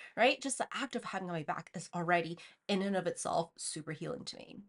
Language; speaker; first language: English; non-native, fluent; Chinese